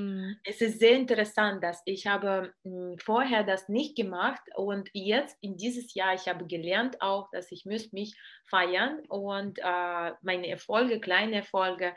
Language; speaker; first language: German; non-native, learner; Russian